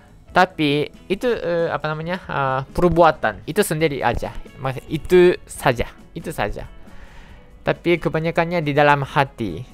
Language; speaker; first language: Indonesian; non-native, fluent; Japanese